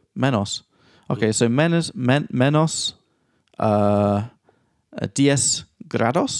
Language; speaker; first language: Spanish; non-native, learner; English